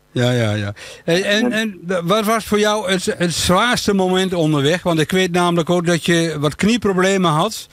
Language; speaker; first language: Dutch; native; Dutch